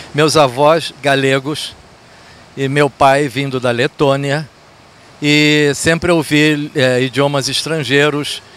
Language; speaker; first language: Portuguese; early bilingual, other home language; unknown